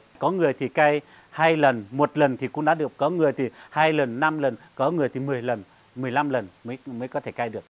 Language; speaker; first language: Vietnamese; non-native, local second language; Hmong